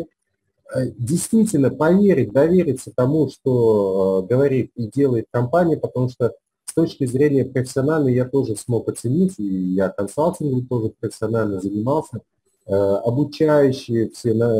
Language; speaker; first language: Russian; native; Russian